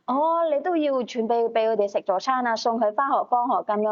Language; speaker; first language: Cantonese; native; Cantonese